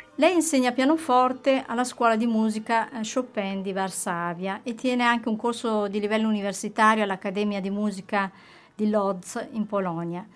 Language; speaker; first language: Italian; native; Italian